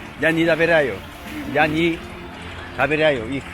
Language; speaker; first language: Russian; non-native, learner; Korean